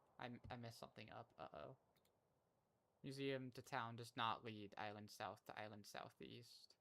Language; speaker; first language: English; native; English